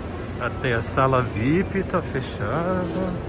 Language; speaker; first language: Portuguese; non-native, fluent; English